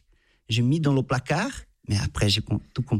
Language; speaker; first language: French; non-native, fluent; Portuguese